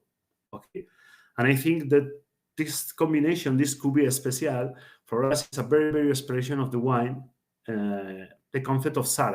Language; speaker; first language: English; non-native, learner; Spanish